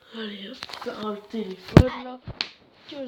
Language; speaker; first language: French; native; French